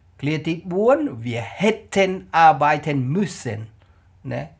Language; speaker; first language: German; non-native, fluent; Khmer